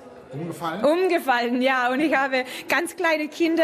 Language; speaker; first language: German; non-native, learner; English